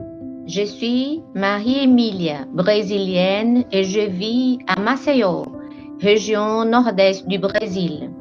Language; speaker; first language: French; non-native, learner; Portuguese